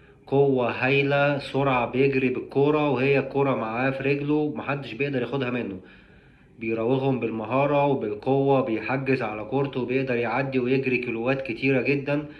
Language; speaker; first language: Arabic; native; Arabic